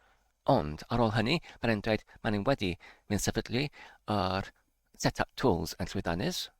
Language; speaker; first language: Welsh; non-native, learner; Polish